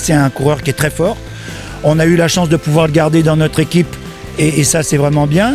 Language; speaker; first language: French; native; French